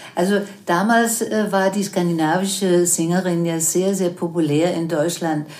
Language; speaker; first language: German; non-native, fluent; Danish